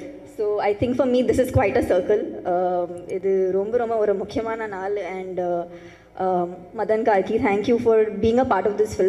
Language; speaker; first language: Tamil; non-native, fluent; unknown